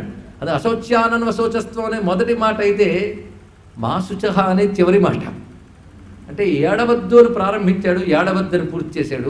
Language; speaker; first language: Telugu; native; Telugu